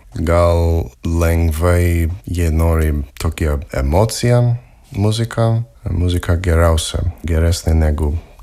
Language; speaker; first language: Lithuanian; non-native, learner; English